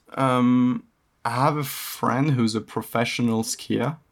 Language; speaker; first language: English; early bilingual, other home language; French